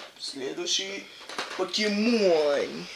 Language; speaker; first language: Russian; early bilingual, heritage; Russian